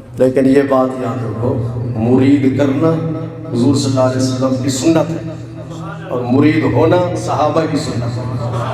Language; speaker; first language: Urdu; non-native, local second language; Punjabi